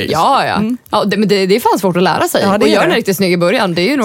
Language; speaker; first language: Swedish; native; Swedish